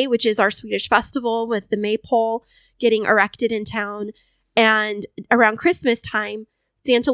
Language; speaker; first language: English; native; English